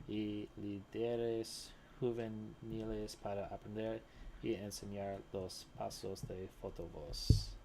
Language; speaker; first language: Spanish; non-native, learner; English